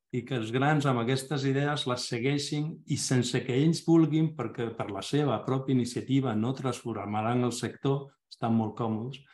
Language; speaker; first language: Catalan; non-native, local second language; Spanish